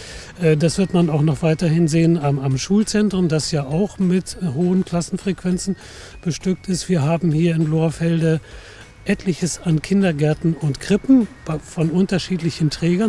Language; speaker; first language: German; native; German